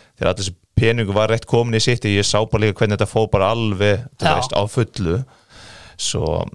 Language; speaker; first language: Icelandic; non-native, fluent; Faroese